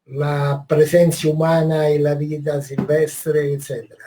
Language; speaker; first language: Spanish; non-native, fluent; Italian